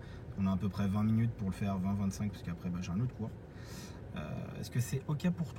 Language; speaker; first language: French; native; French